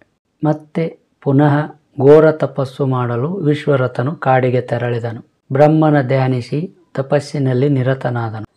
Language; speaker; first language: Kannada; native; Kannada